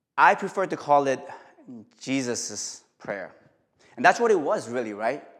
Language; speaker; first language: English; early bilingual, other home language; Korean